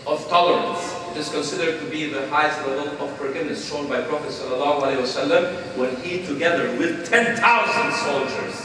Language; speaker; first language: English; non-native, fluent; Albanian